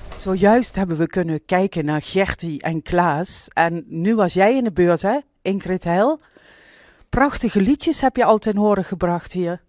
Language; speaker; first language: Dutch; native; Dutch